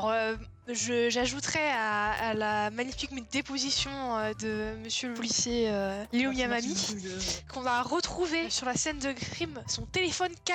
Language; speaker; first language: French; native; French